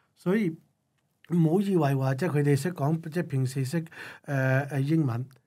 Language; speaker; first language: Cantonese; non-native, local second language; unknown